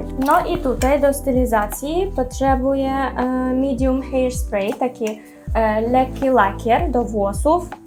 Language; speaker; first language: Polish; non-native, learner; Russian